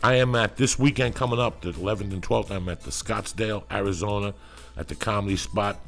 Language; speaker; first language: English; native; English